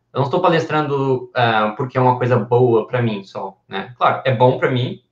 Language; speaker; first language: Portuguese; non-native, fluent; Spanish